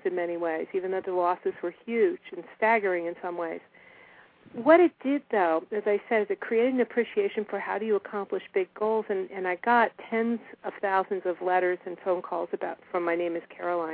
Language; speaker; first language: English; native; English